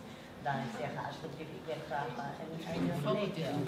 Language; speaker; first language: Dutch; non-native, learner; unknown